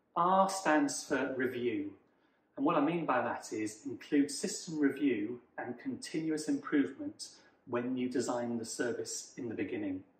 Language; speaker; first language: English; native; English